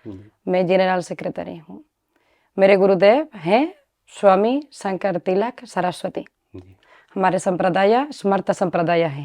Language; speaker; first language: Hindi; non-native, learner; Spanish